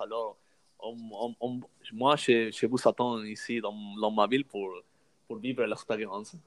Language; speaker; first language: French; non-native, learner; Spanish